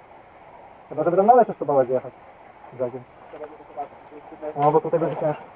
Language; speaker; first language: Polish; native; Polish